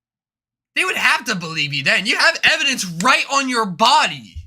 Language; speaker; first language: English; native; English